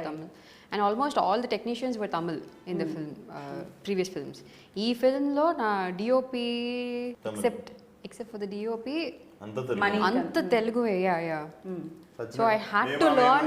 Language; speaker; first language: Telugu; non-native, learner; Tamil